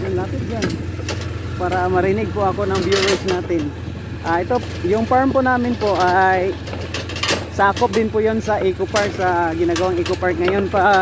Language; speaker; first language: Filipino; non-native, local second language; Cebuano